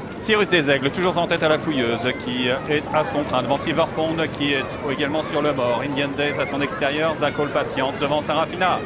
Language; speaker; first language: French; native; French